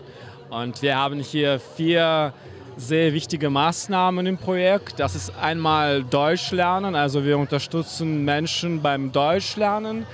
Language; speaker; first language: German; non-native, fluent; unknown